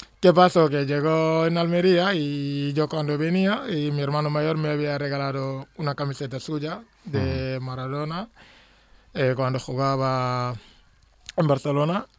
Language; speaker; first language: Spanish; non-native, local second language; Fang